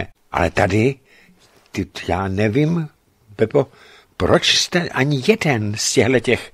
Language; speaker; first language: Czech; native; Czech